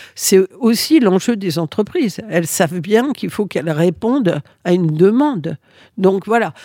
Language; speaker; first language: French; early bilingual, other home language; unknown